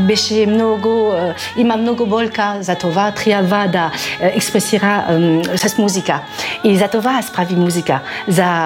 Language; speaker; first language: Bulgarian; non-native, learner; French